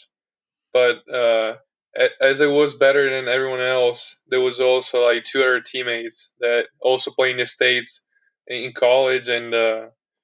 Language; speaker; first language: English; non-native, fluent; Italian